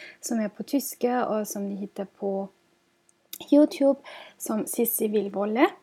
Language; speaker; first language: Swedish; non-native, fluent; German